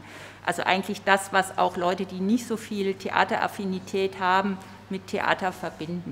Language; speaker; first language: German; native; German